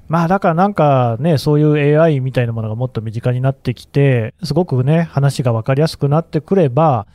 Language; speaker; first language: Japanese; native; Japanese